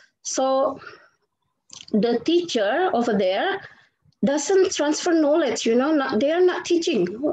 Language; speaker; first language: English; non-native, fluent; Indonesian